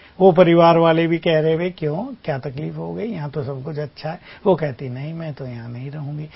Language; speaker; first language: Hindi; native; Hindi